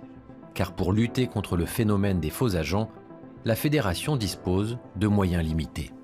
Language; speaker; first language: French; native; French